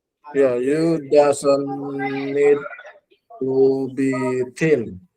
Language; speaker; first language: English; non-native, learner; Indonesian